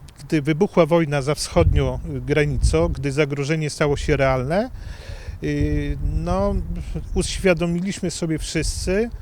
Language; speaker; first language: Polish; native; Polish